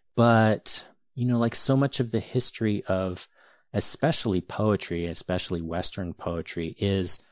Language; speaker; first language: English; native; English